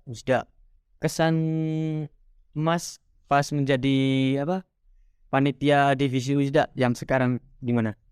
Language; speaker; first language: Indonesian; native; Indonesian